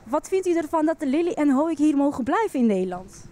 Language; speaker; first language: Dutch; native; Dutch